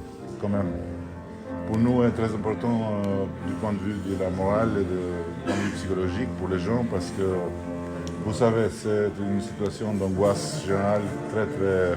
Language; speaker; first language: French; non-native, fluent; Albanian